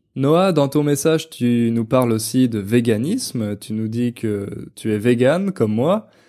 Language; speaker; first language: French; native; French